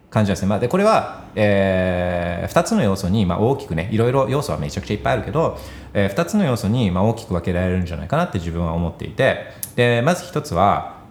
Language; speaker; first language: Japanese; early bilingual, heritage; Japanese